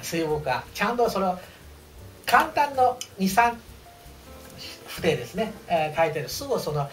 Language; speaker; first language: Japanese; non-native, fluent; Chinese